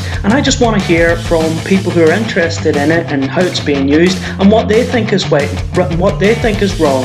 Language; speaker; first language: English; native; English